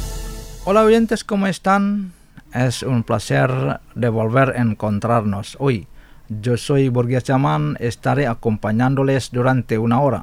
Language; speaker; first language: Spanish; non-native, fluent; Indonesian